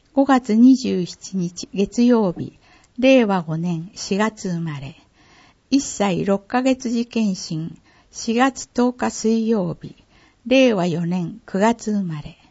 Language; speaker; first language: Japanese; native; Japanese